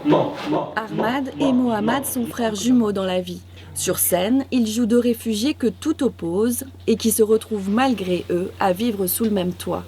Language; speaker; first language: French; native; French